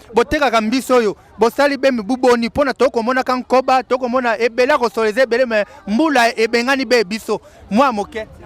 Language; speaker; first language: Lingala; native; Lingala